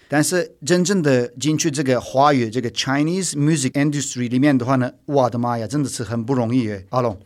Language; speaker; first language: Chinese; non-native, fluent; Turkish